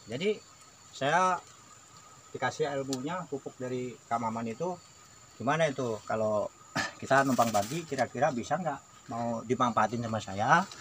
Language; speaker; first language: Indonesian; non-native, local second language; Javanese